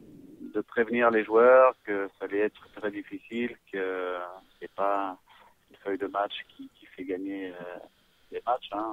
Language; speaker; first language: French; native; French